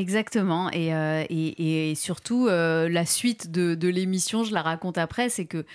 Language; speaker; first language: French; native; French